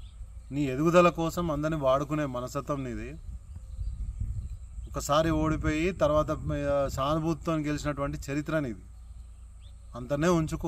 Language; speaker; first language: Telugu; native; Telugu